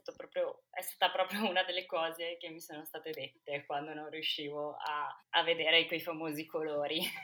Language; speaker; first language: Italian; native; Italian